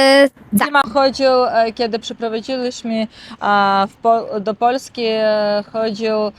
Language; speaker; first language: Polish; non-native, learner; Russian